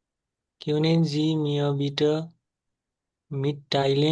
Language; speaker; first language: German; non-native, learner; Nepali